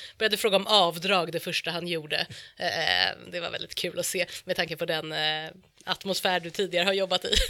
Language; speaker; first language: Swedish; native; Swedish